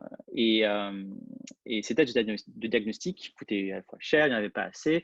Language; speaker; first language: French; native; French